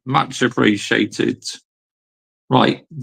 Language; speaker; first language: English; native; English